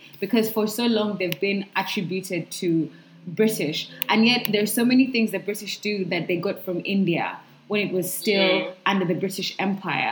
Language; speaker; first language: English; non-native, local second language; Ganda